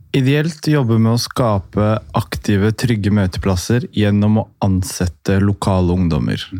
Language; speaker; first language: Norwegian; early bilingual, other home language; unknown